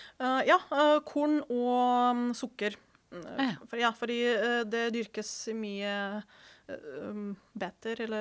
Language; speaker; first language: Norwegian; non-native, fluent; Ukrainian